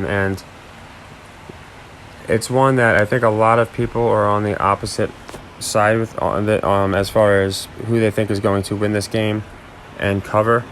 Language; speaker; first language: English; native; English